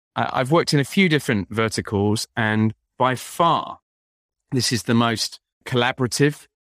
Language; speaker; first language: English; native; English